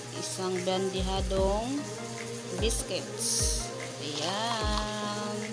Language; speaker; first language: Filipino; non-native, local second language; Cebuano